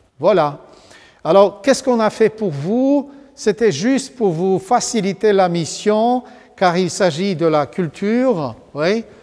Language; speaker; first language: French; non-native, fluent; Romanian